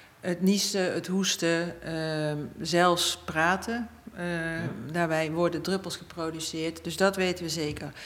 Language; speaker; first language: Dutch; native; Dutch